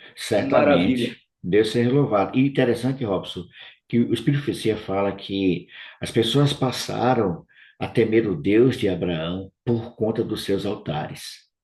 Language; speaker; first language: Portuguese; native; Portuguese